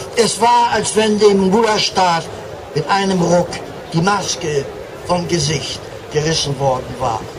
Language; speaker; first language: German; native; German